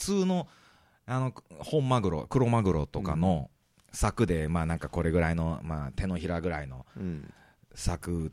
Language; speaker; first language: Japanese; native; Japanese